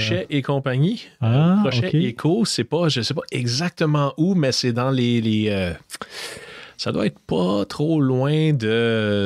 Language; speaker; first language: French; native; French